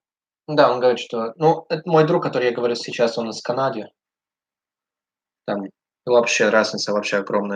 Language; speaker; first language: Russian; early bilingual, heritage; English